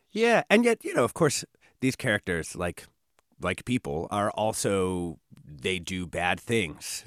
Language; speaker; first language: English; native; English